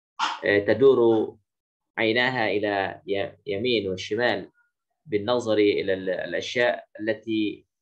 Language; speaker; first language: Arabic; non-native, fluent; Indonesian